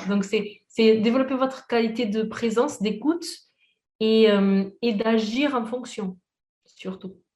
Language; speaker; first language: French; non-native, fluent; Portuguese